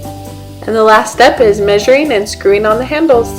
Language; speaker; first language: English; native; English